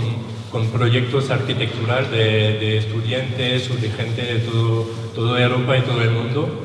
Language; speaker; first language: Spanish; non-native, learner; French